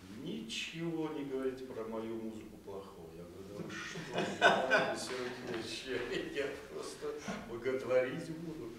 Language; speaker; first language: Russian; native; Russian